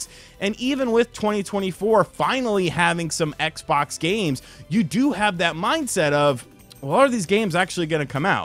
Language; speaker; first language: English; native; English